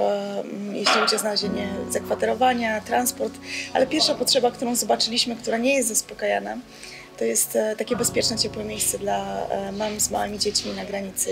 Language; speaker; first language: Polish; native; Polish